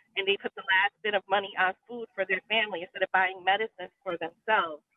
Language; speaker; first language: English; native; English